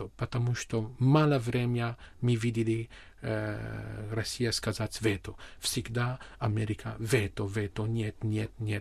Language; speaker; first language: Russian; non-native, learner; Armenian